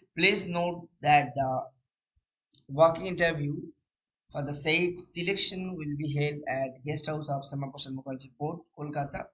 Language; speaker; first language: English; non-native, local second language; Bangla